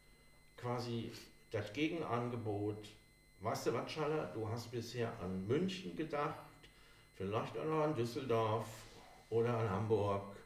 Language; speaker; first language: German; native; German